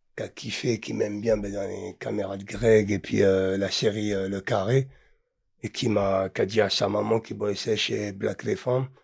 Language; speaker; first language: French; native; French